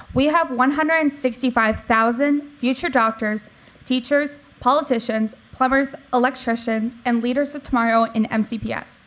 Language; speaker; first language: English; native; English